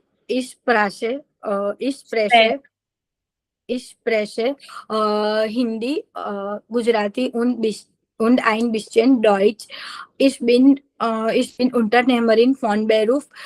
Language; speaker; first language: German; non-native, learner; Gujarati